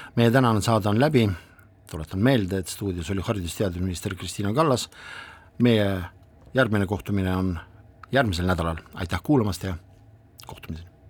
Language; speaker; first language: Estonian; non-native, local second language; Russian